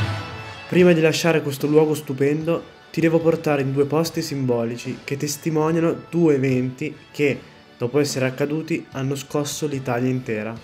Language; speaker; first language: Italian; native; Italian